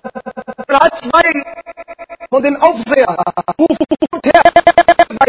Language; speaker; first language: German; non-native, learner; Arabic